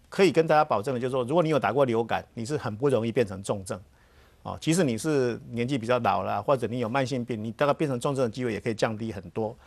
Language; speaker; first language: Chinese; native; Chinese